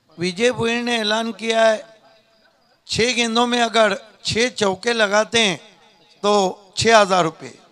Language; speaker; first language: Hindi; non-native, local second language; Marathi